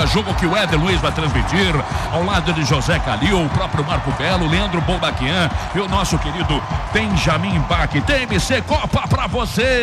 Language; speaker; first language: Portuguese; native; Portuguese